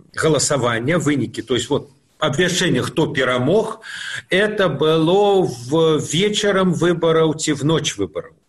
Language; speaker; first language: Belarusian; non-native, local second language; Russian